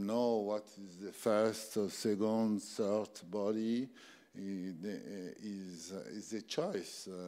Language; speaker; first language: English; non-native, learner; French